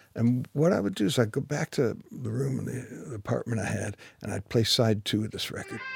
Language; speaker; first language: English; native; English